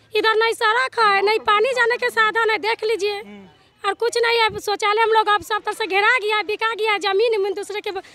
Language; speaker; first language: Hindi; native; Hindi